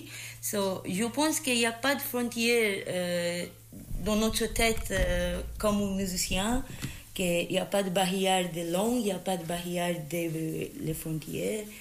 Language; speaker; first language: French; non-native, learner; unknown